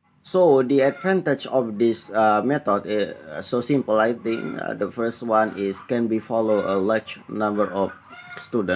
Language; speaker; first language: English; non-native, learner; Indonesian